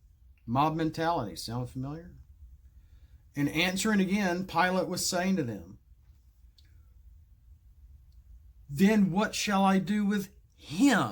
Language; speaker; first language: English; native; English